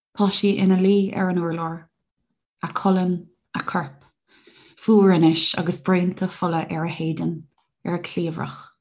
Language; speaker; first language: Irish; native; Irish